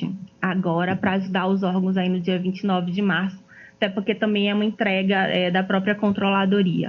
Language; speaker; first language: Portuguese; native; Portuguese